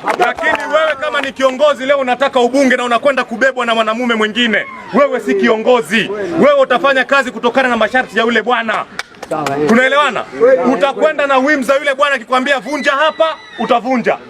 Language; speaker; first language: Swahili; native; Swahili